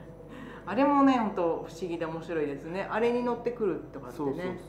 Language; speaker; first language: Japanese; native; Japanese